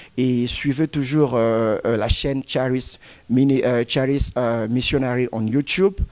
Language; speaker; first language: French; non-native, local second language; Lingala